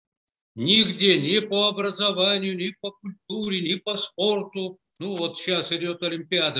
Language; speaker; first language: Russian; native; Russian